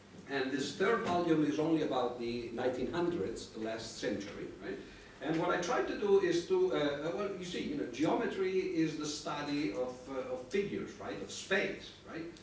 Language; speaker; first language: English; non-native, fluent; Italian